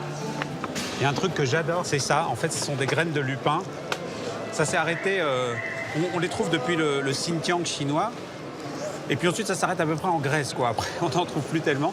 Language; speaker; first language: French; native; French